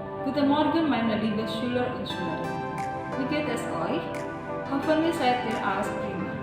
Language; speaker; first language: German; non-native, fluent; Indonesian